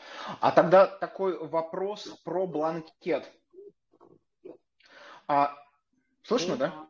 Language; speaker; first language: Russian; native; Russian